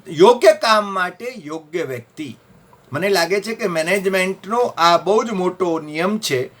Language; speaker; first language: Gujarati; native; Gujarati